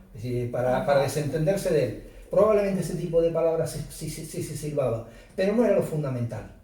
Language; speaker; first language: Spanish; native; Spanish